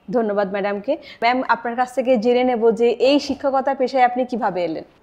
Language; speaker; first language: Bangla; native; Bangla